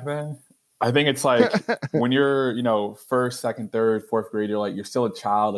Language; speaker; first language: English; native; English